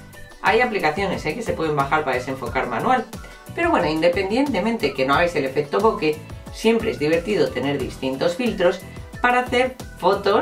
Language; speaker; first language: Spanish; native; Spanish